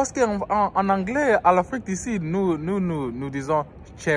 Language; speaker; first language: French; early bilingual, heritage; French